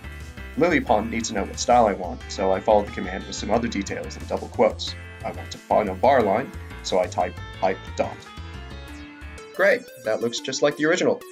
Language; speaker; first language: English; native; English